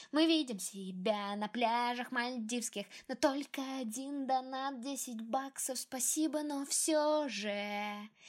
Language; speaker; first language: Russian; native; Russian